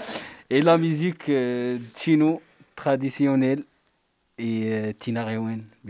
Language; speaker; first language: French; non-native, learner; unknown